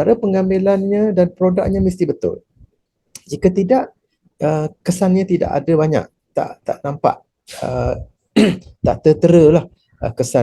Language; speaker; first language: Malay; native; Malay